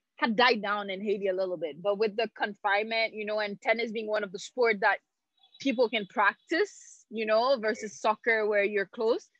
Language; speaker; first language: English; non-native, fluent; Haitian Creole